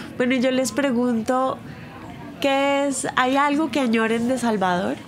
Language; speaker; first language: Spanish; native; Spanish